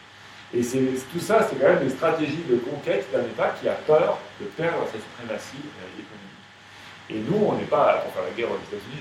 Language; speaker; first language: French; native; French